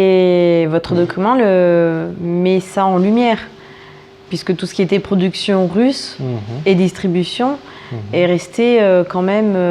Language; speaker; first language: French; native; French